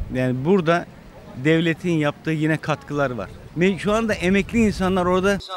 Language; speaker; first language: Turkish; native; Turkish